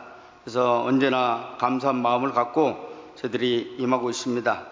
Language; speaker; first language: Korean; native; Korean